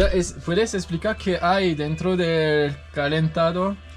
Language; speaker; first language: Spanish; non-native, learner; French